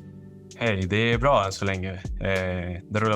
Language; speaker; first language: Swedish; non-native, fluent; Spanish